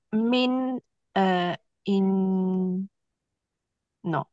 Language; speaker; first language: Arabic; non-native, learner; Spanish